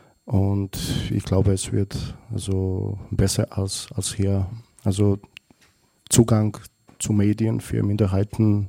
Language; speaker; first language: German; non-native, learner; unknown